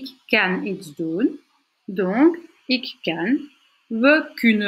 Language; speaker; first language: Dutch; non-native, fluent; French